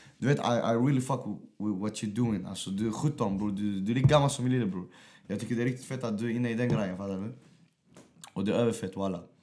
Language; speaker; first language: Swedish; early bilingual, other home language; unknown